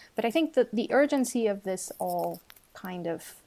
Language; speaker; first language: English; non-native, fluent; Portuguese